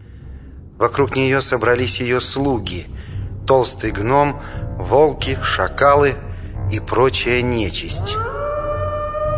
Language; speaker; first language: Russian; native; Russian